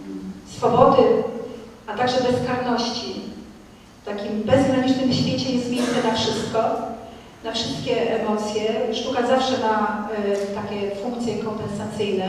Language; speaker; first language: Polish; native; Polish